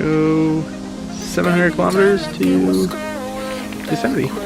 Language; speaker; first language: English; native; English